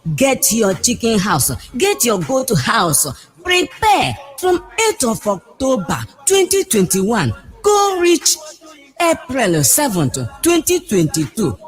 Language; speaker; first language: Nigerian Pidgin; non-native, local second language; Igbo